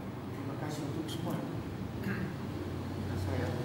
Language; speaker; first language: Indonesian; early bilingual, heritage; Dutch